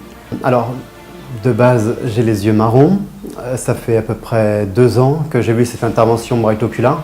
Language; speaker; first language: French; native; French